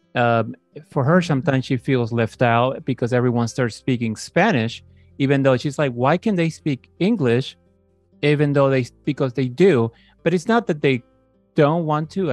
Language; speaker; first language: English; native; English